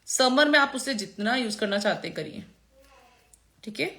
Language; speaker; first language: Hindi; non-native, local second language; Gujarati